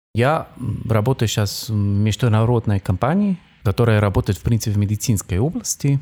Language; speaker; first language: Russian; non-native, fluent; German